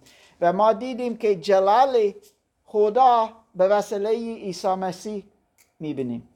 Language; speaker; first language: Persian; non-native, fluent; German